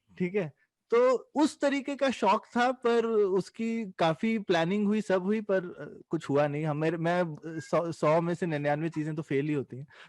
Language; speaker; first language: Hindi; native; Hindi